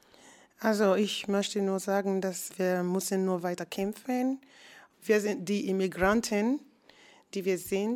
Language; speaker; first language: German; non-native, fluent; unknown